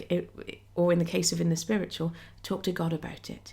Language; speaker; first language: English; native; English